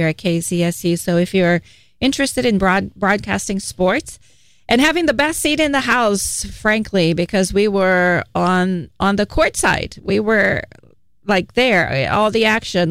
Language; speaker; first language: English; native; English